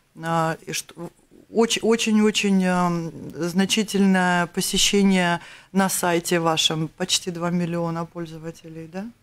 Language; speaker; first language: Russian; native; Russian